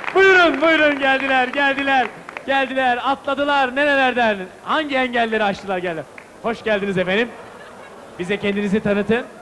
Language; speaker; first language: Turkish; native; Turkish